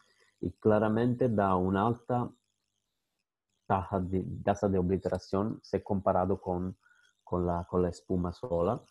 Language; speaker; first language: Spanish; non-native, fluent; Italian